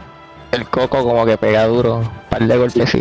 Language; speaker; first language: Spanish; native; Spanish